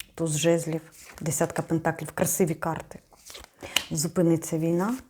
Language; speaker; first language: Ukrainian; non-native, local second language; Russian